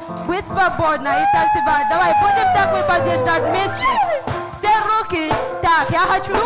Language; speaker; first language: Russian; non-native, fluent; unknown